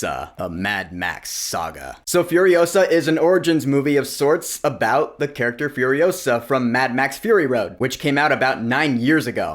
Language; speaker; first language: English; native; English